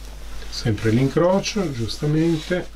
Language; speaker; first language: Italian; native; Italian